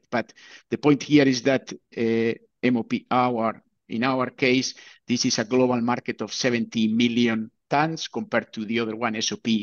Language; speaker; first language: English; non-native, fluent; Spanish